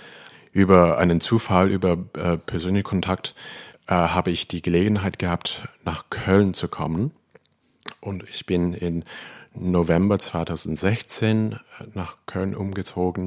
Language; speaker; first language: German; non-native, fluent; Cantonese